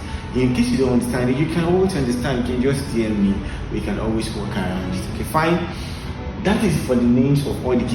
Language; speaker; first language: English; non-native, local second language; Yoruba